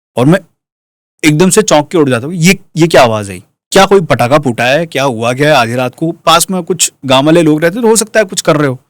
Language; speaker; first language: Hindi; native; Hindi